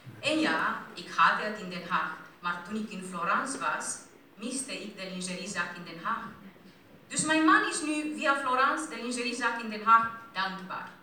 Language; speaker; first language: Dutch; non-native, fluent; Romanian